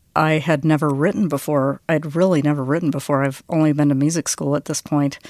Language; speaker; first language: English; native; English